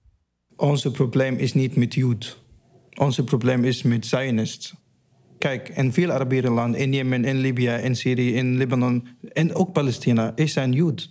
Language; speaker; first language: Dutch; non-native, learner; Arabic